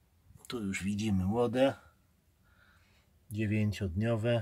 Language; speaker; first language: Polish; native; Polish